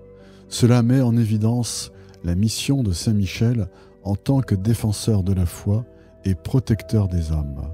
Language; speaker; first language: French; native; French